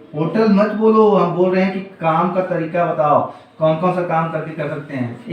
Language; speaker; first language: Hindi; native; Hindi